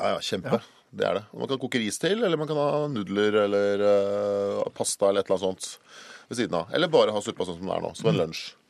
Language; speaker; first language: Norwegian; native; Norwegian